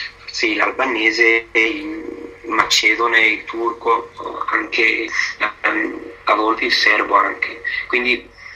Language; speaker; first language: Italian; non-native, fluent; English